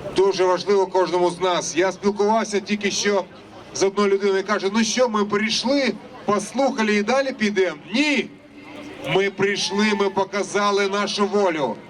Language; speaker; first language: Ukrainian; non-native, local second language; Russian